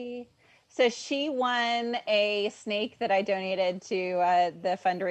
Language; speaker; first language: English; native; English